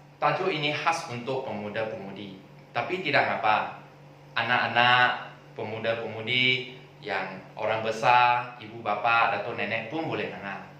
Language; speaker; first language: Malay; non-native, local second language; Chinese